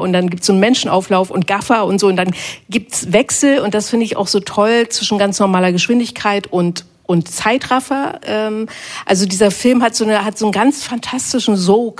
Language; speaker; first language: German; native; German